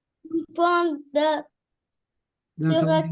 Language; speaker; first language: French; non-native, learner; Arabic